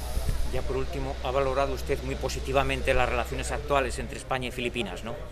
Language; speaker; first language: Spanish; native; Spanish